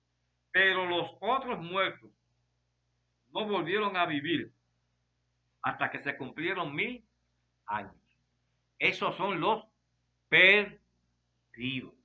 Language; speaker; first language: Spanish; native; Spanish